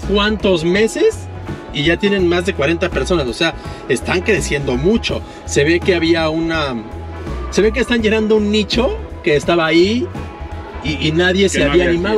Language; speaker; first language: Spanish; native; Spanish